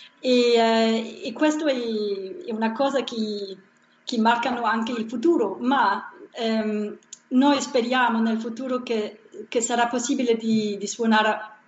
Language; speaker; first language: Italian; non-native, fluent; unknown